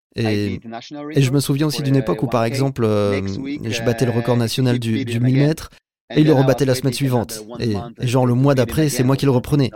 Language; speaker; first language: French; non-native, fluent; Polish